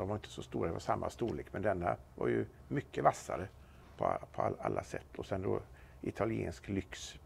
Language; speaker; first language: Swedish; native; Swedish